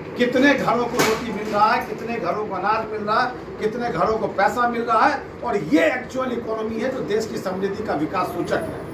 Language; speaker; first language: Hindi; native; Hindi